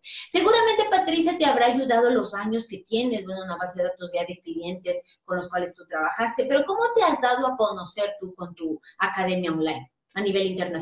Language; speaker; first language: Spanish; native; Spanish